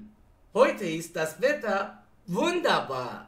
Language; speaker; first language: German; non-native, fluent; Persian